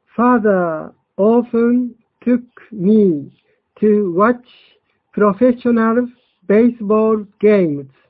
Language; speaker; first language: English; non-native, fluent; Japanese